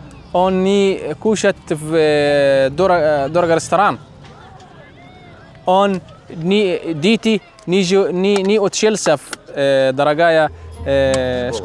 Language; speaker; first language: Russian; non-native, learner; Arabic